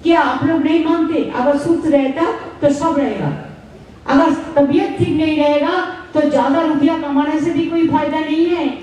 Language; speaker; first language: Hindi; non-native, local second language; Bangla